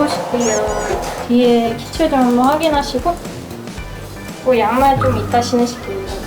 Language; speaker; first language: Korean; native; Korean